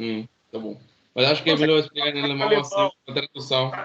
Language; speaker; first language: Portuguese; non-native, learner; Italian